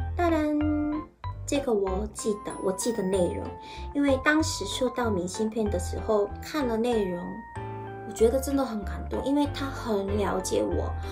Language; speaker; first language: Chinese; non-native, fluent; Korean